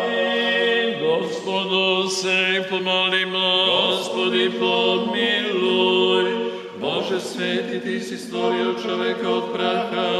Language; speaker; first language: Bosnian; native; Bosnian